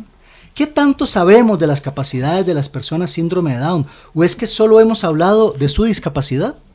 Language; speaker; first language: Spanish; native; Spanish